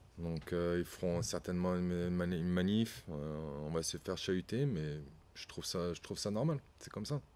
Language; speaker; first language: French; native; French